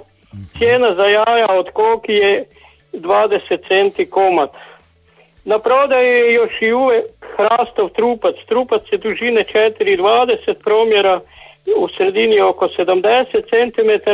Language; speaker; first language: Croatian; native; Croatian